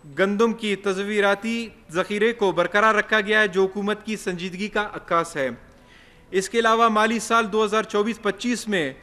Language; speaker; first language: Urdu; non-native, local second language; Baluchi